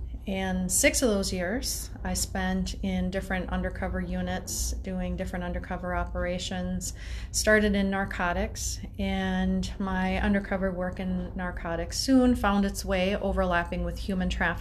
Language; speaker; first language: English; native; English